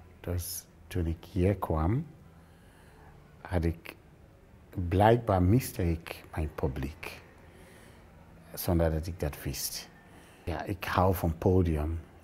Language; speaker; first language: Dutch; non-native, fluent; English